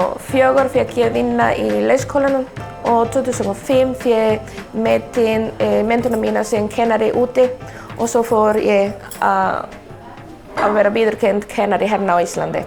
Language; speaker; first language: Icelandic; non-native, learner; Spanish